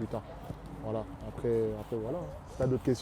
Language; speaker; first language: French; native; French